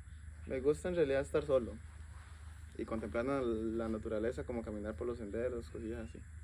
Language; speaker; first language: Spanish; native; Spanish